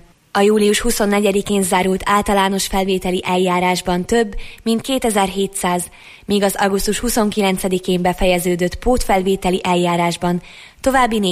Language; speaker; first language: Hungarian; native; Hungarian